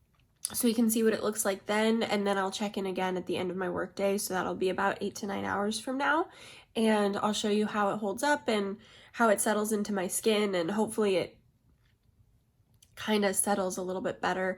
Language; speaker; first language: English; native; English